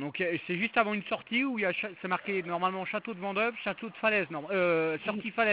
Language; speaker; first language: French; native; French